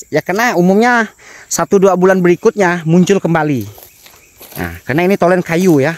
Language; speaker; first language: Indonesian; native; Indonesian